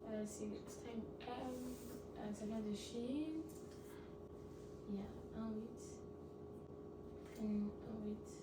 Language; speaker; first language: French; non-native, learner; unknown